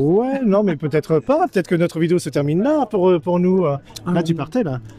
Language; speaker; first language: French; native; French